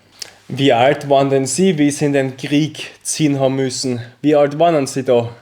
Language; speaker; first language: German; native; German